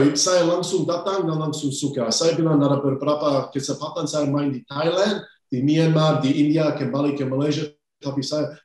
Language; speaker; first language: Indonesian; non-native, fluent; English